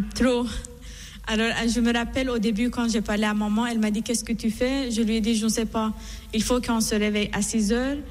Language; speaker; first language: French; non-native, fluent; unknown